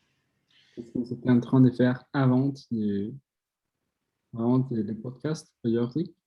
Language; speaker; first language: French; non-native, learner; Spanish